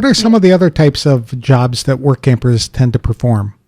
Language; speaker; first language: English; native; English